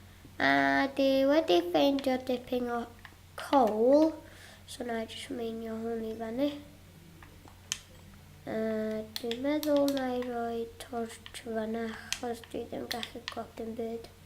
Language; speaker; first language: Welsh; non-native, local second language; English